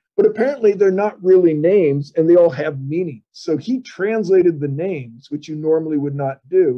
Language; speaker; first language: English; native; English